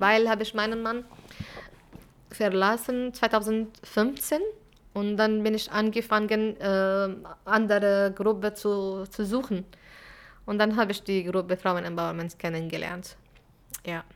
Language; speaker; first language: German; non-native, fluent; Arabic